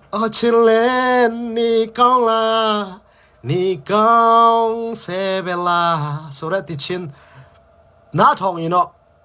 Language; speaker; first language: Burmese; non-native, local second language; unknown